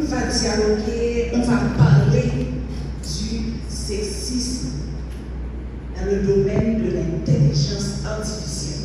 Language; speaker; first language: French; non-native, local second language; Haitian Creole